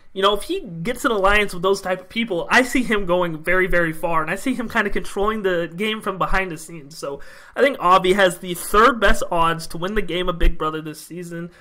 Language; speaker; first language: English; native; English